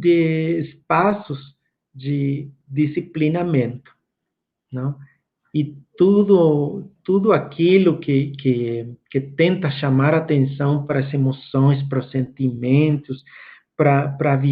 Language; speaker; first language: Portuguese; non-native, fluent; Spanish